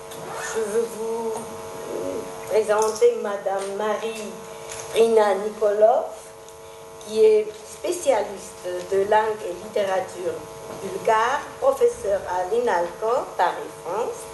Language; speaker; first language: French; non-native, fluent; Georgian